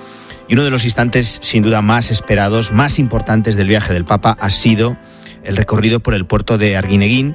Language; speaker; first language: Spanish; native; Spanish